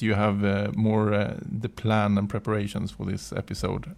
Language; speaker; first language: English; non-native, fluent; Swedish